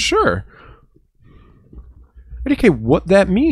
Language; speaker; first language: English; native; English